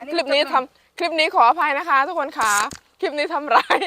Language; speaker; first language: Thai; native; Thai